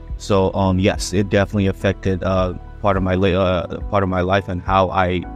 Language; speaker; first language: English; non-native, local second language; Yoruba